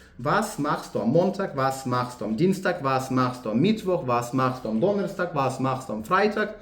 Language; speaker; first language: German; non-native, fluent; Ukrainian